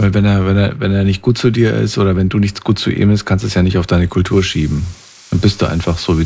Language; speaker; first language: German; native; German